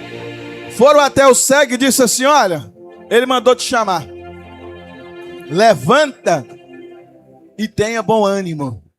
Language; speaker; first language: Portuguese; native; Portuguese